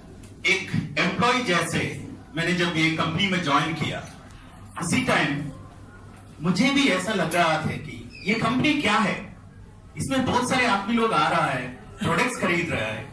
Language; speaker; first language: Hindi; non-native, fluent; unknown